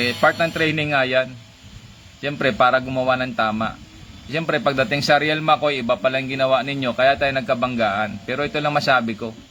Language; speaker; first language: Filipino; non-native, local second language; Hiligaynon